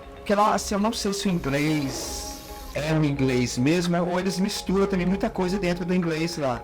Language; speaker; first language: Portuguese; native; Portuguese